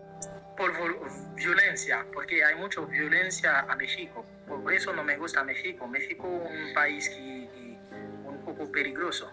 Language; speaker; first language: Spanish; non-native, learner; Haitian Creole